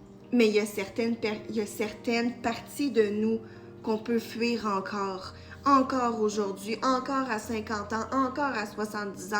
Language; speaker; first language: French; native; French